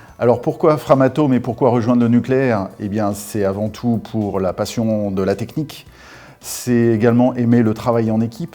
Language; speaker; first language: French; native; French